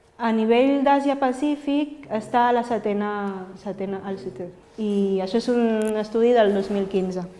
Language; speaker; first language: Catalan; early bilingual, other home language; Filipino